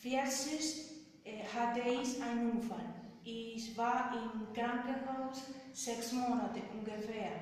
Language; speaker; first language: German; non-native, learner; Spanish